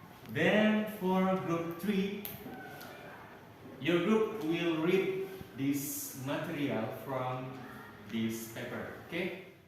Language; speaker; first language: English; non-native, learner; Indonesian